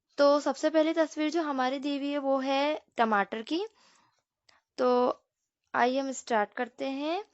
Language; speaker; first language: Hindi; native; Hindi